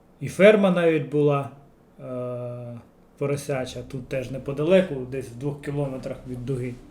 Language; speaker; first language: Ukrainian; non-native, local second language; Russian